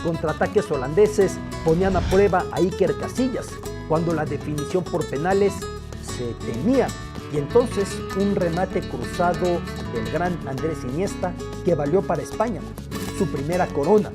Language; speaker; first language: Spanish; native; Spanish